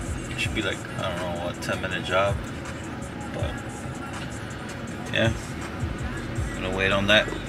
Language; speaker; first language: English; early bilingual, other home language; Spanish